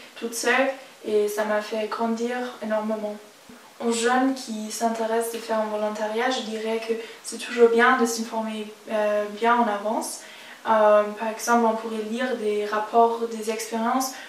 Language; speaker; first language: French; non-native, learner; German